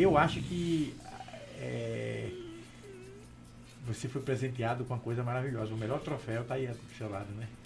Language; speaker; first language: Portuguese; native; Portuguese